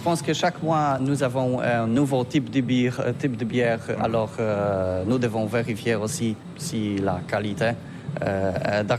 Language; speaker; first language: French; non-native, learner; Polish